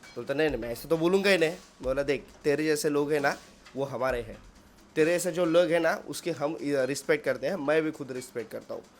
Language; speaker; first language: Hindi; non-native, local second language; Marathi